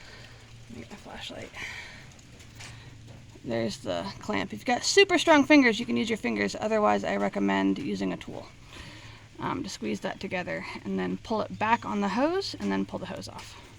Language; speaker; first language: English; native; English